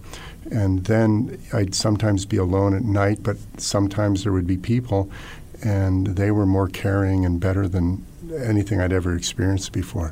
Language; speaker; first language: English; native; English